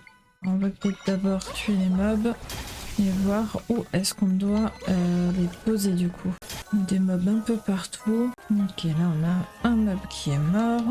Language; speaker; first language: French; native; French